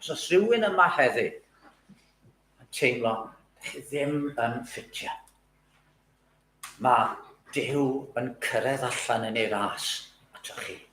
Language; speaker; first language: Welsh; native; Welsh